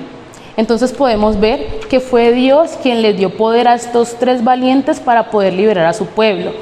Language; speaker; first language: Spanish; native; Spanish